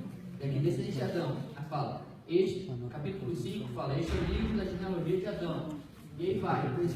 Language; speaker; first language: Portuguese; native; Portuguese